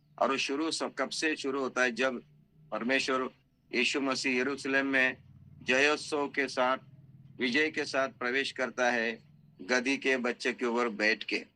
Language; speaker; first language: Hindi; non-native, local second language; Marathi